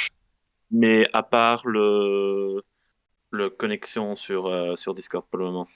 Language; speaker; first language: French; non-native, fluent; Dutch